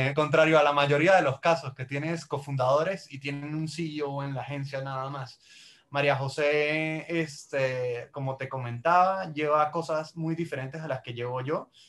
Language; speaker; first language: Spanish; native; Spanish